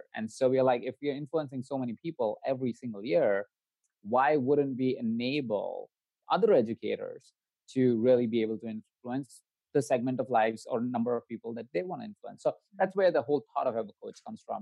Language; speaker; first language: English; non-native, local second language; Hindi